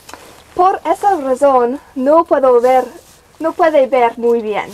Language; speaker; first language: Spanish; non-native, learner; English